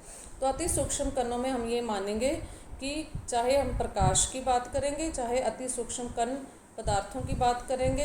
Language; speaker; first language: Hindi; native; Hindi